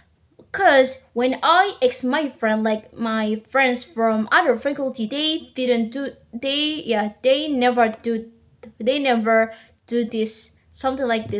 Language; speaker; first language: English; non-native, learner; Indonesian